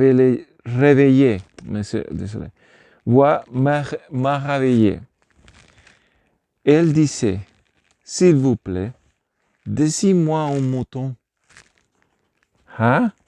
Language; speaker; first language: French; non-native, learner; Spanish